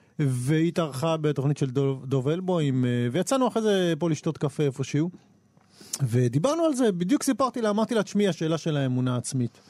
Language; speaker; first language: Hebrew; native; Hebrew